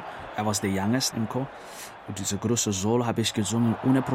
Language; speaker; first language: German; non-native, learner; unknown